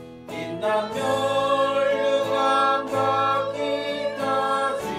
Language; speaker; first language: Korean; native; Korean